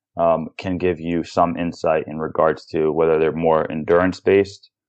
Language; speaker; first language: English; native; English